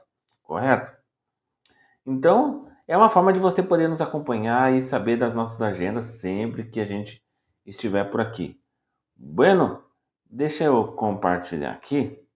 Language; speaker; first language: Portuguese; native; Portuguese